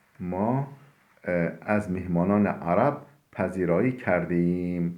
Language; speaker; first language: Persian; non-native, fluent; Turkish